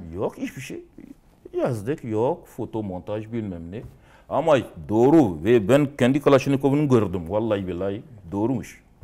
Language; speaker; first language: Turkish; non-native, learner; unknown